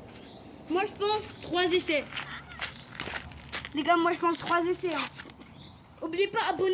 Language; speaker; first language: French; native; French